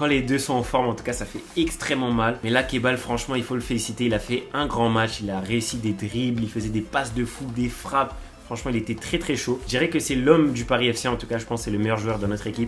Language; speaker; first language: French; native; French